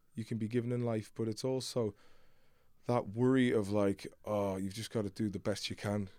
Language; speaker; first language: English; native; English